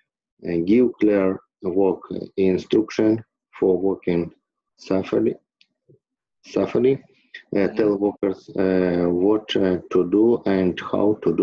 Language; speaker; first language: English; non-native, learner; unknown